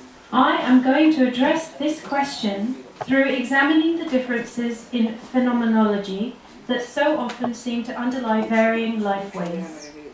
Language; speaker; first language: English; native; English